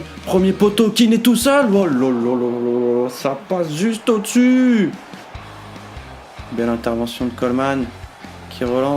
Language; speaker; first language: French; native; French